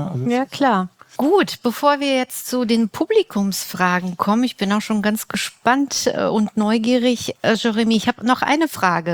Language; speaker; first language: German; native; German